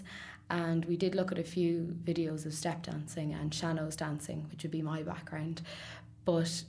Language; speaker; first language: English; native; English